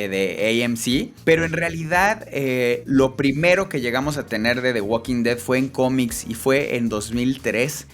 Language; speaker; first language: Spanish; native; Spanish